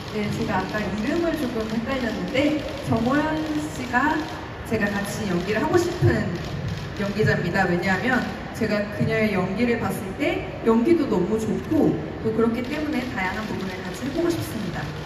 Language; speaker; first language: Korean; native; Korean